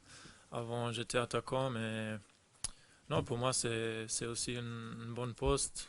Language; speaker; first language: French; non-native, learner; German